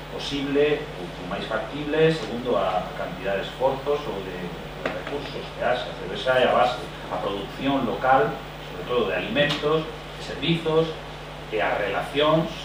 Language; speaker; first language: Galician; non-native, fluent; Spanish